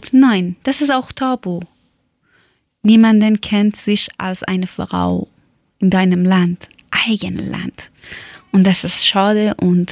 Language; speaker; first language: German; non-native, learner; Persian